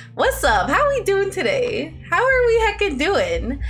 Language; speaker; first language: English; native; English